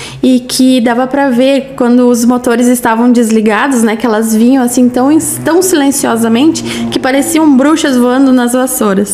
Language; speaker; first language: Portuguese; native; Portuguese